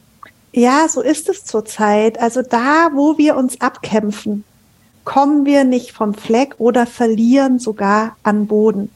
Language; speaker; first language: German; native; German